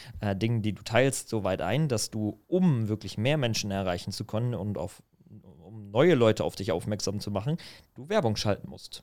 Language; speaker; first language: German; native; German